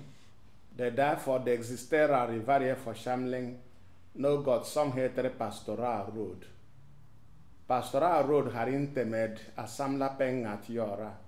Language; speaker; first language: Swedish; non-native, fluent; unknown